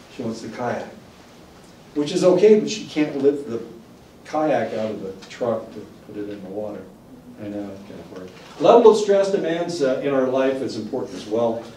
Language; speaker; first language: English; native; English